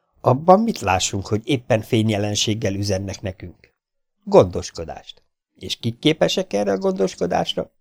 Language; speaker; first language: Hungarian; native; Hungarian